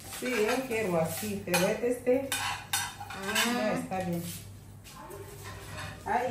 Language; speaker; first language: Spanish; non-native, learner; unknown